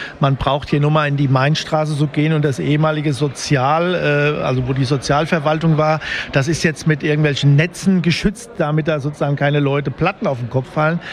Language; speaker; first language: German; native; German